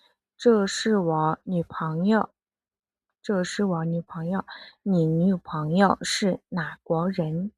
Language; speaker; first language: Chinese; non-native, fluent; Mongolian